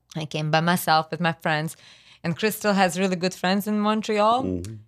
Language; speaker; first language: English; non-native, fluent; Russian